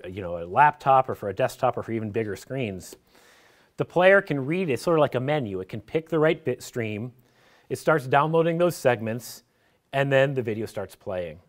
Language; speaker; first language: English; native; English